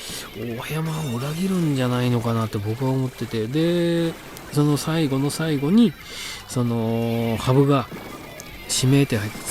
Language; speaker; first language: Japanese; native; Japanese